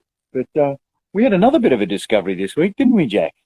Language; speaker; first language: English; native; English